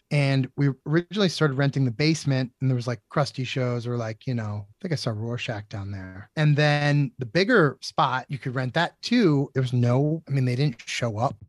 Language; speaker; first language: English; native; English